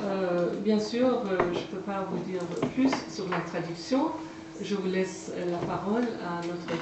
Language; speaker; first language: French; non-native, fluent; Persian